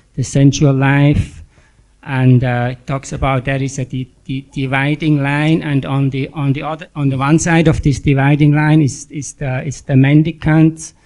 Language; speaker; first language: English; non-native, fluent; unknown